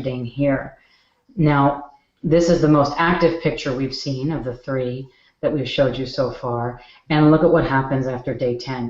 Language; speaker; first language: English; native; English